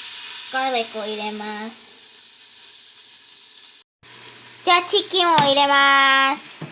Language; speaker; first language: Japanese; early bilingual, heritage; Japanese